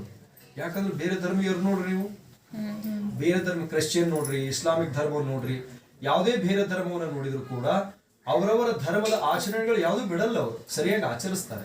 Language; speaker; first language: Kannada; native; Kannada